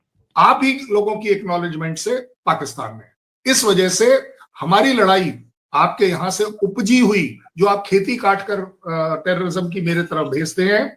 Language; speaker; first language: Hindi; native; Hindi